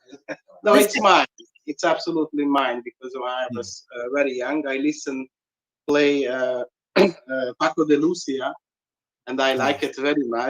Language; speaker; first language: English; non-native, learner; Hungarian